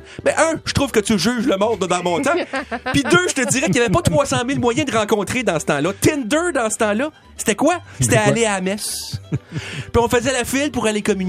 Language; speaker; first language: French; native; French